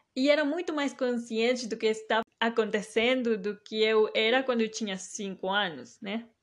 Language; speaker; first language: Portuguese; early bilingual, heritage; Portuguese